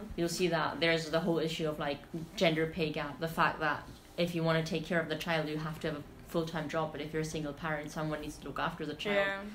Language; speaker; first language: English; non-native, fluent; Italian